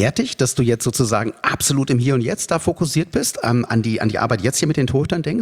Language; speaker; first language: German; native; German